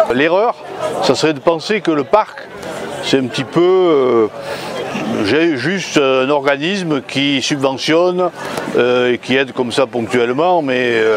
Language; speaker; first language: French; native; French